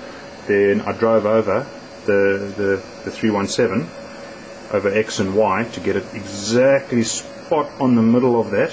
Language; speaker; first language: English; native; English